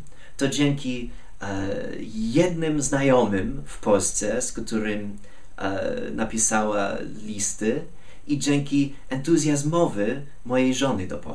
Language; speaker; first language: Polish; non-native, fluent; English